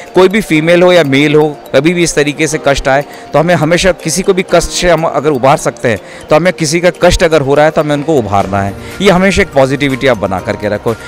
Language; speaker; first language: Hindi; native; Hindi